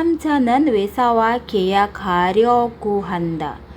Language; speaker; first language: Korean; non-native, fluent; Indonesian